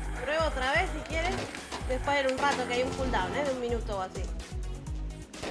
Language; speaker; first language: Spanish; native; Spanish